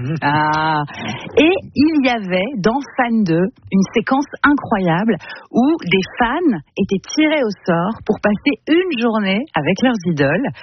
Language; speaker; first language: French; native; French